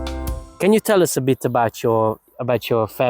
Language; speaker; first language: English; non-native, fluent; Hungarian